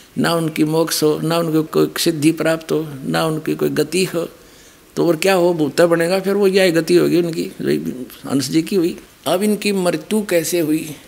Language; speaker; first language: Hindi; native; Hindi